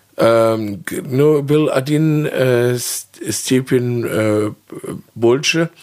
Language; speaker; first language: Russian; non-native, fluent; German